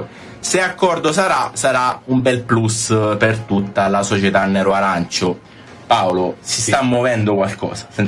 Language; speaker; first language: Italian; native; Italian